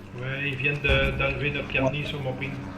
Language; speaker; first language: French; native; French